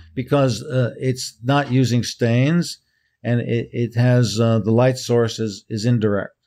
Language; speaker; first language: English; early bilingual, heritage; Hebrew